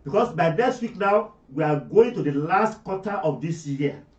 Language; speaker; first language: English; non-native, local second language; Yoruba